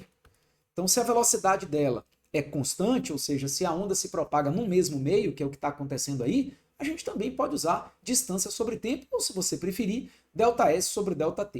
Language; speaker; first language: Portuguese; native; Portuguese